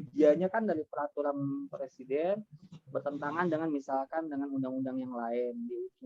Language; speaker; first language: Indonesian; native; Indonesian